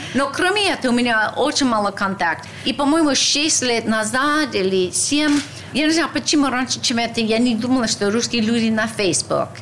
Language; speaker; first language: Russian; non-native, learner; English